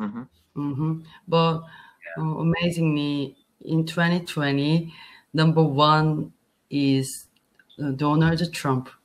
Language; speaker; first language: English; non-native, learner; Korean